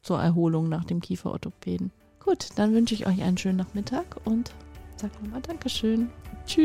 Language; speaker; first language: German; native; German